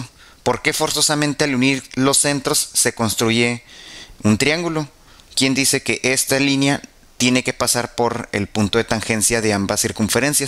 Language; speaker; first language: Spanish; native; Spanish